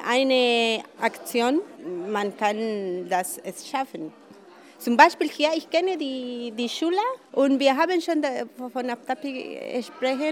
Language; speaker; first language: German; non-native, learner; Spanish